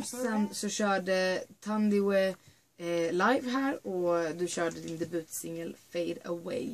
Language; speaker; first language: Swedish; native; Swedish